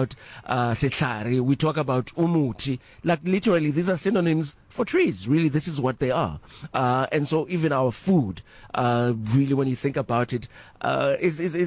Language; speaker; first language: English; non-native, local second language; Zulu